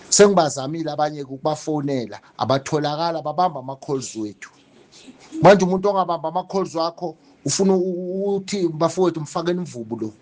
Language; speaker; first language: Zulu; non-native, local second language; Tswana